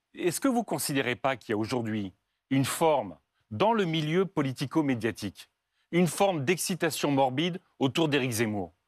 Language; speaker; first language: French; native; French